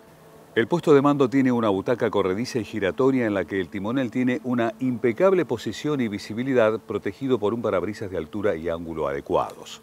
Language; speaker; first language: Spanish; native; Spanish